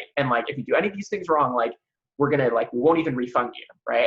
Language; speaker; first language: English; native; English